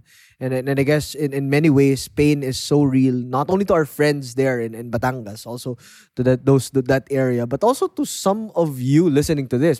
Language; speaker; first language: English; non-native, local second language; Filipino